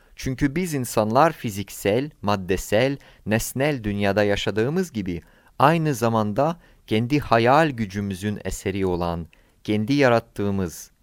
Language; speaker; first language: Turkish; non-native, fluent; Ukrainian